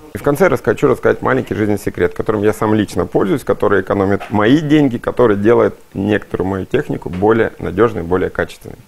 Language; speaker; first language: Russian; native; Russian